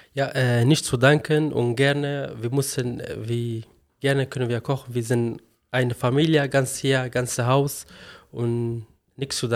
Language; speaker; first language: German; non-native, learner; Arabic